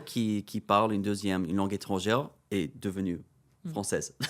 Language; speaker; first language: French; non-native, fluent; English